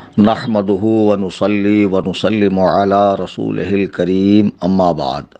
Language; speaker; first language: Urdu; native; Urdu